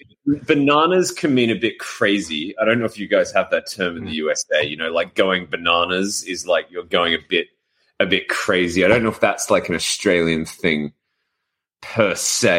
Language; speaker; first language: English; native; English